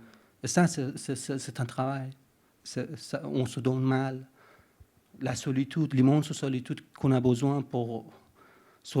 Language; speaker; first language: French; non-native, fluent; Persian